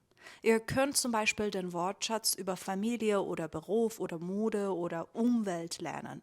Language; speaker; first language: German; non-native, fluent; Persian